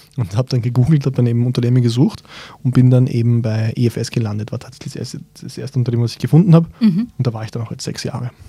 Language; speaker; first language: German; early bilingual, other home language; Bosnian